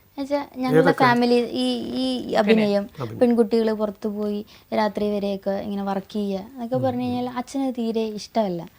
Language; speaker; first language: Malayalam; non-native, local second language; Tamil